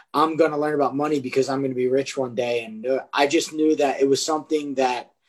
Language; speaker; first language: English; native; English